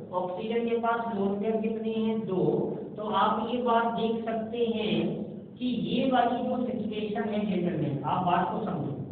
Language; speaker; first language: Hindi; native; Hindi